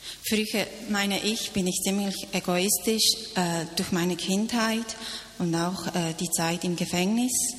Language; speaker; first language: German; non-native, learner; Cantonese